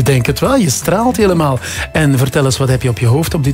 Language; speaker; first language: Dutch; native; Dutch